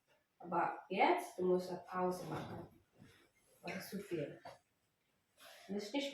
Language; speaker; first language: German; non-native, learner; Filipino